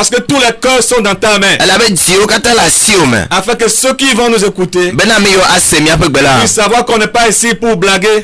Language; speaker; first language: French; non-native, local second language; Ewe